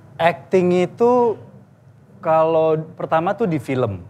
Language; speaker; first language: Indonesian; native; Indonesian